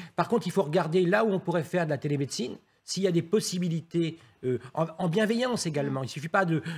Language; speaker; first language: French; native; French